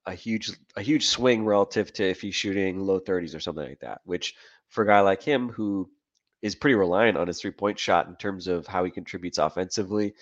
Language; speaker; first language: English; native; English